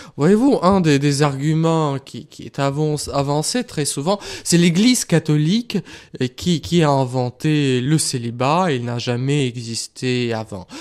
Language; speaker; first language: French; non-native, fluent; Russian